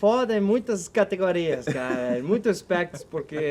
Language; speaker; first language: Portuguese; non-native, learner; Spanish